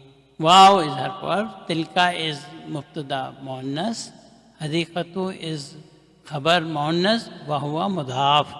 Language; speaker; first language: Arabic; non-native, learner; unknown